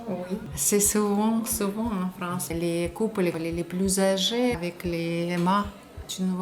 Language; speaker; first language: French; non-native, learner; Russian